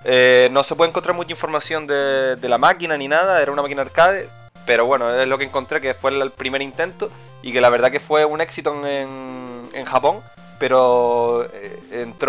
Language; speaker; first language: Spanish; native; Spanish